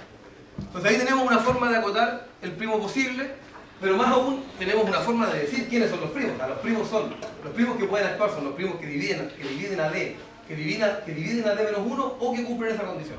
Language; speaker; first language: Spanish; native; Spanish